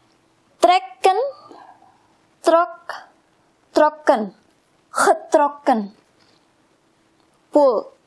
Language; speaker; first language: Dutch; non-native, fluent; Indonesian